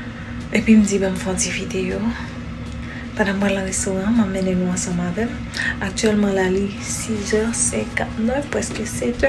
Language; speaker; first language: French; non-native, learner; Haitian Creole